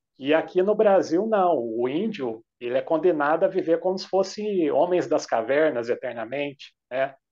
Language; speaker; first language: Portuguese; native; Portuguese